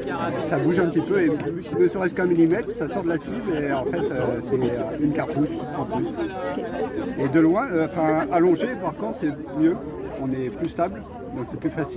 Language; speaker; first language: French; native; French